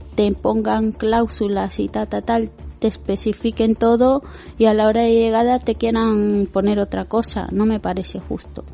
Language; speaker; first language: Spanish; native; Spanish